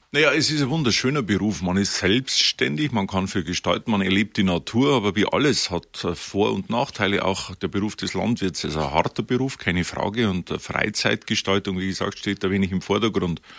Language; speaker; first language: German; native; German